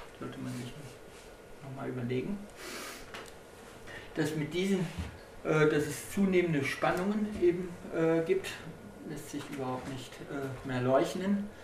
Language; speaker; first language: German; native; German